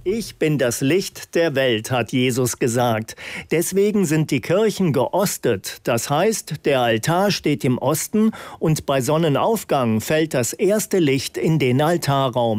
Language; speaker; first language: German; native; German